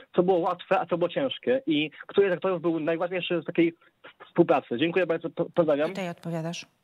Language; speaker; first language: Polish; native; Polish